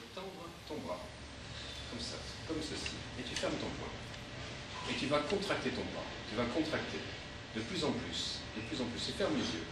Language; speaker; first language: French; native; French